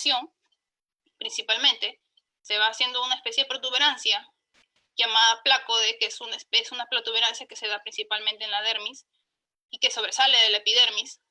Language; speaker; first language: Spanish; native; Spanish